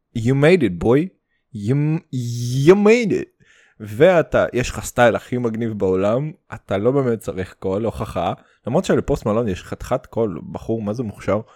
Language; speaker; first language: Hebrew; early bilingual, other home language; Russian